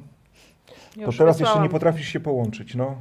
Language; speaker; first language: Polish; native; Polish